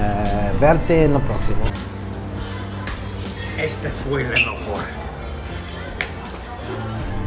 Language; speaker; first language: Spanish; non-native, learner; English